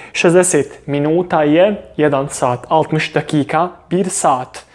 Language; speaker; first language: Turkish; non-native, fluent; Bosnian